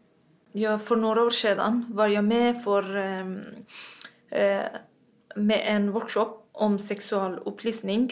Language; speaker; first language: Swedish; non-native, fluent; Persian